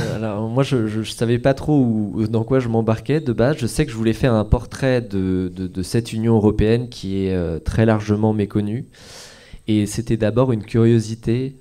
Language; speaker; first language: French; native; French